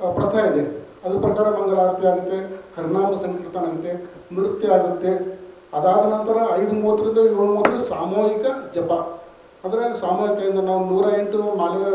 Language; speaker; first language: Kannada; native; Kannada